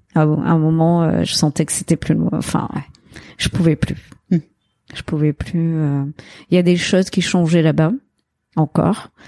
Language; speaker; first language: French; native; French